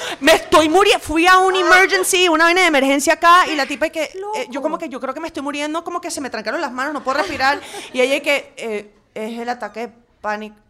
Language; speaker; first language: Spanish; native; Spanish